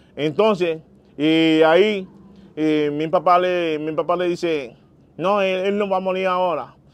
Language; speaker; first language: Spanish; non-native, learner; Haitian Creole